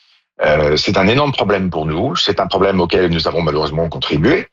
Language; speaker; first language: French; native; French